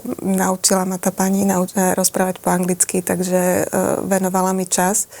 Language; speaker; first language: Slovak; native; Slovak